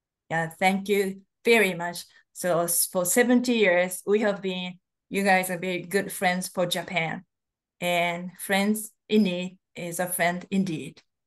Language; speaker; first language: English; non-native, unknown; Japanese